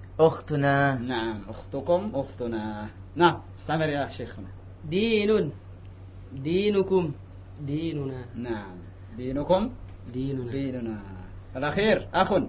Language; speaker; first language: Arabic; non-native, fluent; Indonesian